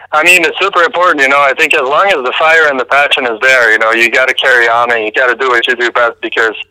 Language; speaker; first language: English; early bilingual, other home language; French